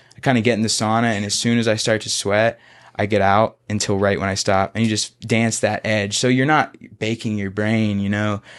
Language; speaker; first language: English; native; English